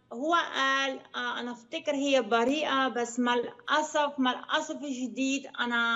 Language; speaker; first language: Arabic; non-native, learner; Dutch